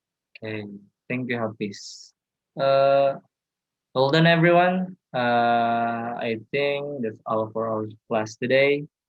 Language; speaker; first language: English; non-native, learner; Indonesian